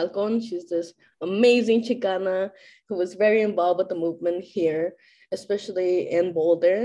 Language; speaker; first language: English; native; English